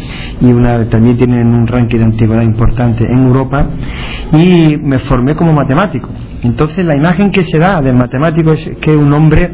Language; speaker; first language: Spanish; native; Spanish